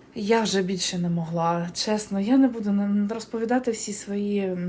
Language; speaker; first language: Ukrainian; non-native, local second language; Russian